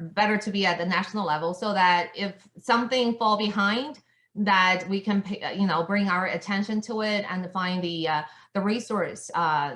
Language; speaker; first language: English; non-native, fluent; Chinese